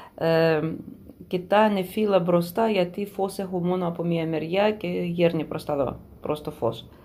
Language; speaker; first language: Greek; non-native, fluent; Russian